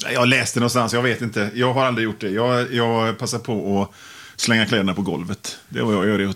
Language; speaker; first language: Swedish; native; Swedish